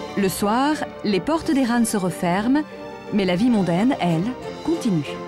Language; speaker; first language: French; native; French